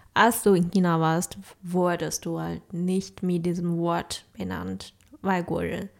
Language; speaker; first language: German; non-native, fluent; Chinese